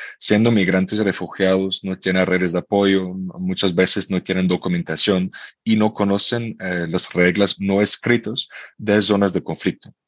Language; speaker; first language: Spanish; non-native, fluent; Dutch